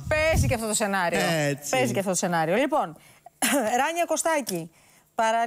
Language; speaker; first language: Greek; native; Greek